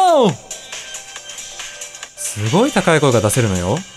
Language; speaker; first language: Japanese; native; Japanese